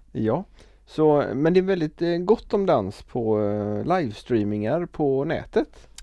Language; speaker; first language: Swedish; native; Swedish